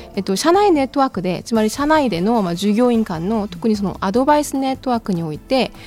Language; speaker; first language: Japanese; non-native, fluent; Korean